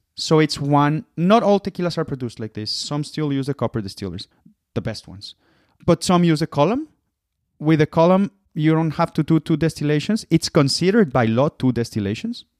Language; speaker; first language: English; non-native, fluent; Spanish